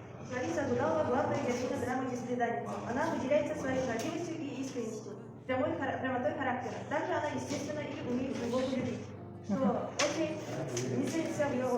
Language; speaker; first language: Russian; non-native, local second language; Kazakh